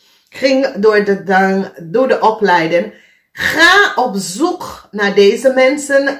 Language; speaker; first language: Dutch; non-native, fluent; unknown